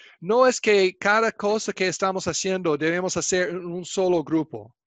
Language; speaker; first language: Spanish; non-native, fluent; English